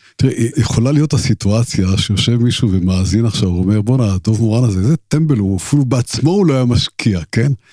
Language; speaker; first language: Hebrew; native; Hebrew